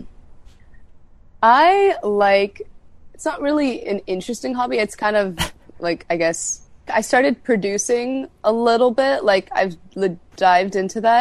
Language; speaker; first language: English; native; English